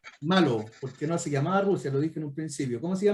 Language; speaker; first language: Spanish; native; Spanish